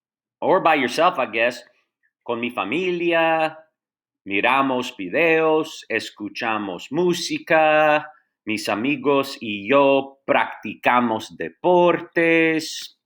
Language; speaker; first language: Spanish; non-native, fluent; English